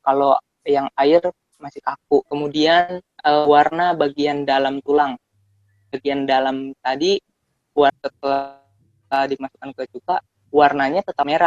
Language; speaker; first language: Indonesian; native; Indonesian